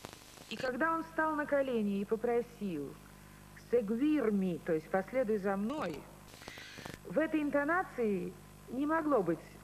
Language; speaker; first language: Russian; native; Russian